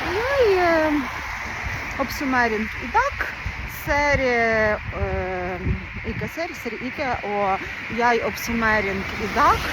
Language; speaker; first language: Norwegian; non-native, learner; Ukrainian